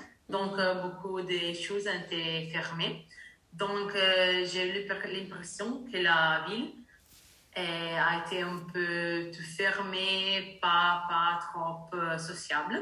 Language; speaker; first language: French; non-native, learner; Italian